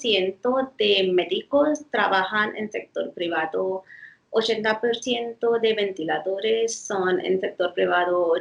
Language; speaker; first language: Spanish; non-native, fluent; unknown